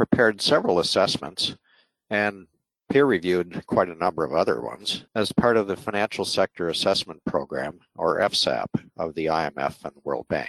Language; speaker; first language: English; native; English